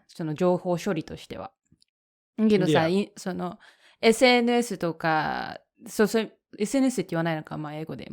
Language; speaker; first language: Japanese; native; Japanese